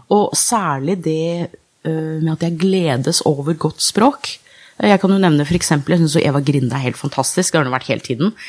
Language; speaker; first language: Norwegian; early bilingual, other home language; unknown